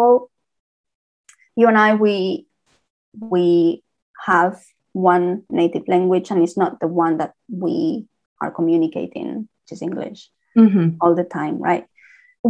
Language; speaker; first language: English; non-native, fluent; Spanish